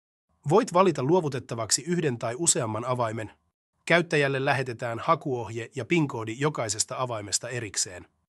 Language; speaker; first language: Finnish; native; Finnish